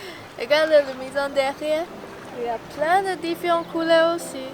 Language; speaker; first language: French; non-native, fluent; Chinese